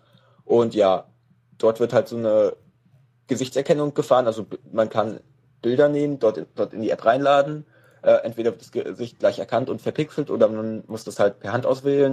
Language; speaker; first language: German; native; German